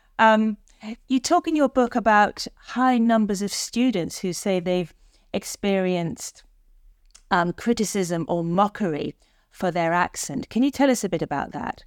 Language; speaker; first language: English; native; English